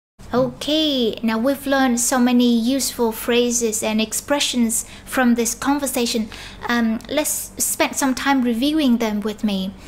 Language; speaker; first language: English; non-native, fluent; Vietnamese